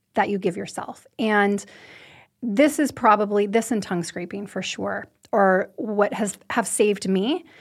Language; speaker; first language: English; native; English